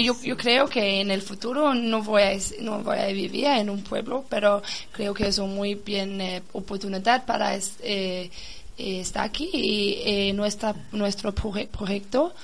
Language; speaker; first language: Spanish; non-native, learner; Danish